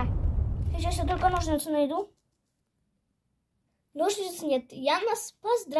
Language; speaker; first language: Russian; native; Russian